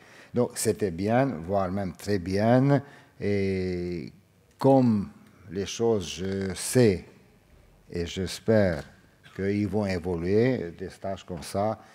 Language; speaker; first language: French; non-native, fluent; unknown